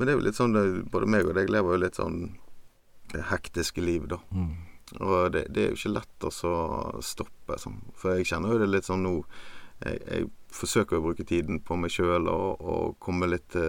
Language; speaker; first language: Norwegian; native; Norwegian